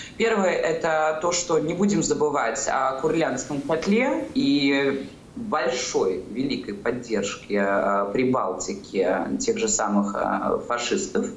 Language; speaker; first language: Russian; native; Russian